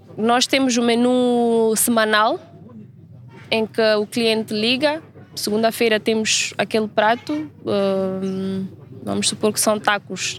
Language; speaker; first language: Portuguese; native; Portuguese